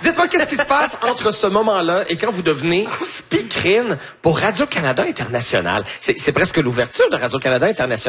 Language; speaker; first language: French; native; French